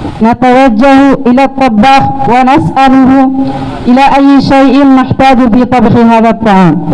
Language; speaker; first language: Arabic; non-native, learner; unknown